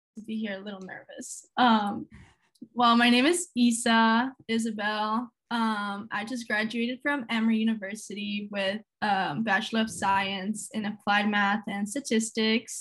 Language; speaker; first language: English; non-native, fluent; French